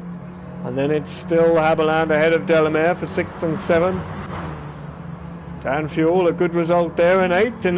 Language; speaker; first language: English; native; English